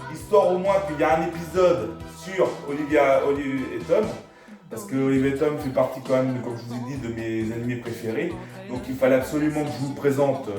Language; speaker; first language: French; native; French